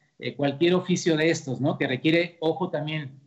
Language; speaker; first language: Spanish; native; Spanish